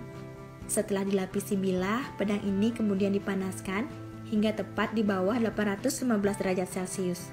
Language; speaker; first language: Indonesian; native; Indonesian